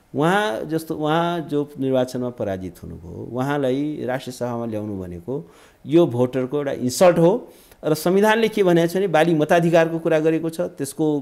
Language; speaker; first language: Nepali; native; Nepali